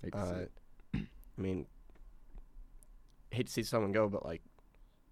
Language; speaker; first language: English; native; English